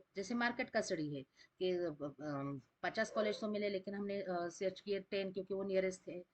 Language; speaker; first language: Hindi; non-native, local second language; Marathi